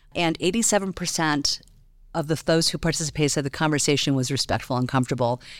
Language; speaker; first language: English; native; English